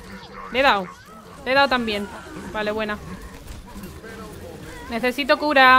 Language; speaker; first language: Spanish; native; Spanish